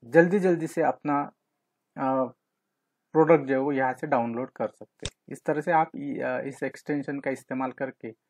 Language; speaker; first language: Hindi; non-native, local second language; Marathi